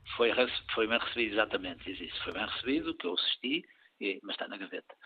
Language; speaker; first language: Portuguese; native; Portuguese